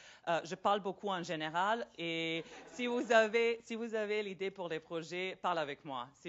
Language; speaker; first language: French; non-native, fluent; Serbian